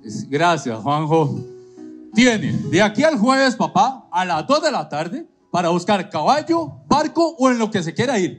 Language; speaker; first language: Spanish; native; Spanish